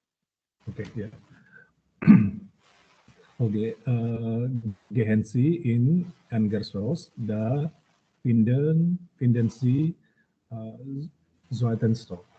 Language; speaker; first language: German; non-native, learner; Indonesian